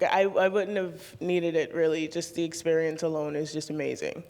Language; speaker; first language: English; native; English